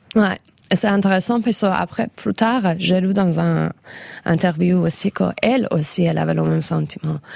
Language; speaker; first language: French; non-native, fluent; Persian